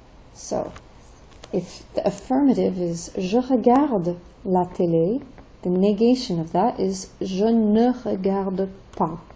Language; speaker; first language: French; non-native, fluent; English